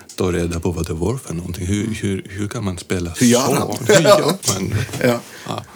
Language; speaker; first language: Swedish; non-native, fluent; Greek